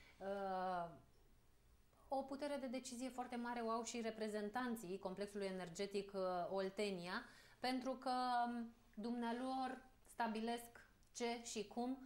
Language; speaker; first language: Romanian; native; Romanian